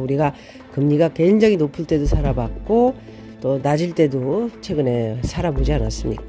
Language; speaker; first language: Korean; native; Korean